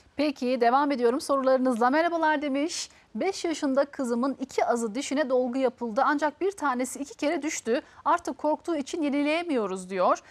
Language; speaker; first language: Turkish; early bilingual, heritage; Turkish